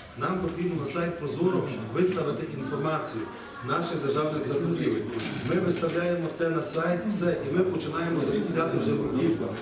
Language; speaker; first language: Ukrainian; native; Ukrainian